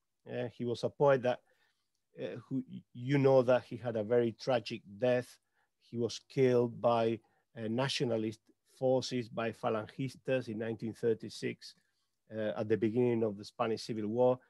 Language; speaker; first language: English; non-native, fluent; Spanish